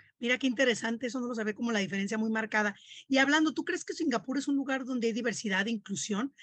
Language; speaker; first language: Spanish; native; Spanish